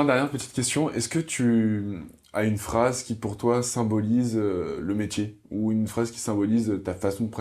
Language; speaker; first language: French; native; French